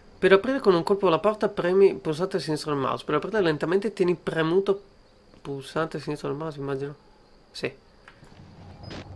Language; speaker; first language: Italian; native; Italian